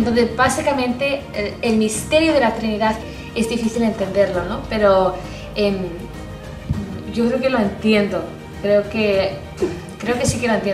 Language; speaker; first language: Spanish; non-native, fluent; English